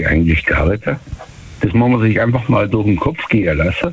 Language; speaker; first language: German; native; German